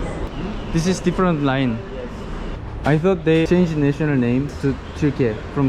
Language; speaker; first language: English; non-native, learner; Korean